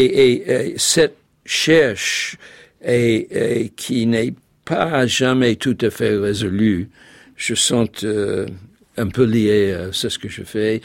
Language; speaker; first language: French; non-native, fluent; English